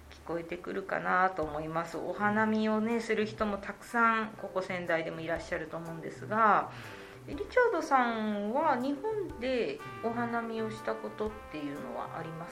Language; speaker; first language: Japanese; native; Japanese